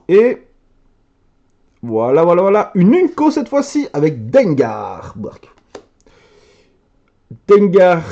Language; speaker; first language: French; native; French